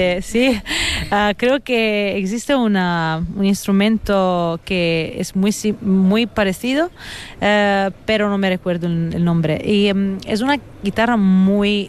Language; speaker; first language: Spanish; non-native, fluent; Italian